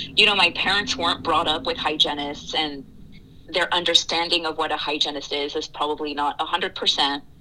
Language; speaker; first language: English; early bilingual, other home language; French